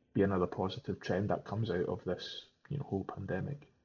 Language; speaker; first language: English; native; English